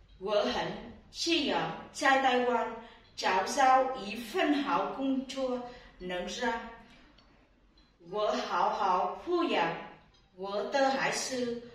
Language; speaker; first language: Chinese; non-native, learner; Vietnamese